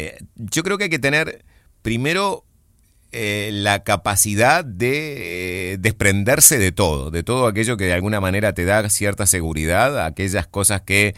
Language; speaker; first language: Spanish; native; Spanish